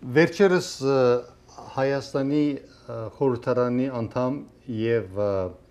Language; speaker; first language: Armenian; early bilingual, heritage; Armenian